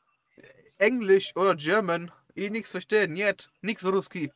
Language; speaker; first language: German; native; German